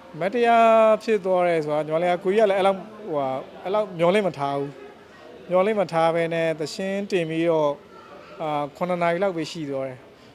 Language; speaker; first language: Burmese; non-native, local second language; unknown